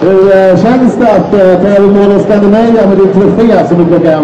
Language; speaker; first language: Swedish; native; Swedish